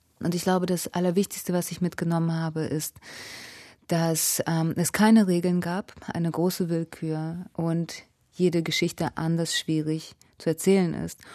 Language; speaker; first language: German; early bilingual, other home language; Russian